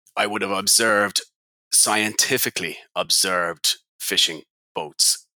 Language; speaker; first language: English; native; English